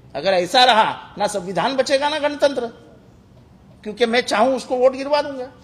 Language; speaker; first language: Hindi; non-native, local second language; Marathi